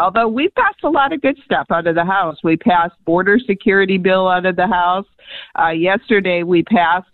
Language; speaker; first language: English; native; English